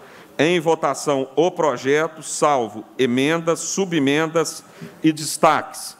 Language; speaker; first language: Portuguese; native; Portuguese